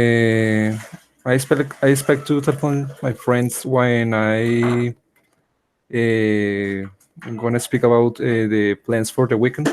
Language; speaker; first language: English; non-native, learner; Spanish